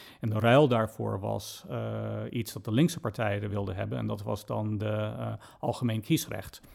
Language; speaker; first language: Dutch; non-native, fluent; English